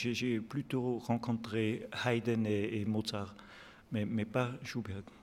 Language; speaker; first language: French; non-native, fluent; German